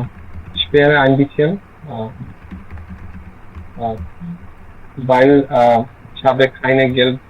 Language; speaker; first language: German; non-native, learner; Bangla